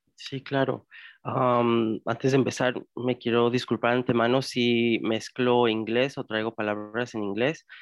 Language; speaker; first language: Spanish; early bilingual, heritage; Spanish